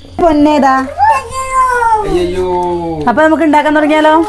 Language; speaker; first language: Malayalam; native; Malayalam